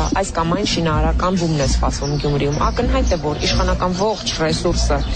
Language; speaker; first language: Armenian; native; Armenian